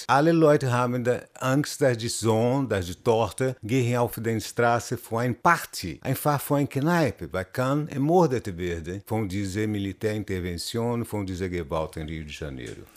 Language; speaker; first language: German; non-native, learner; Portuguese